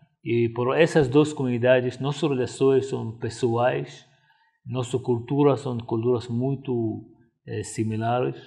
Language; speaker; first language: Portuguese; non-native, fluent; Arabic